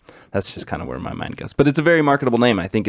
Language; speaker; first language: English; native; English